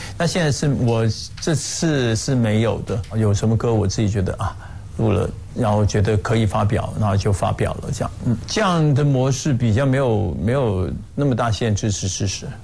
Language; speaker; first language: Chinese; non-native, local second language; Cantonese